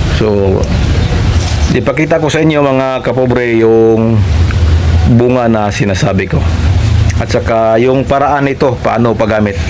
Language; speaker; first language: Filipino; non-native, local second language; Cebuano